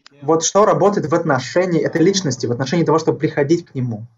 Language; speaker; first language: Russian; native; Russian